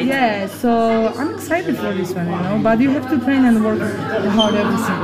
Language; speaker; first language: English; non-native, fluent; Polish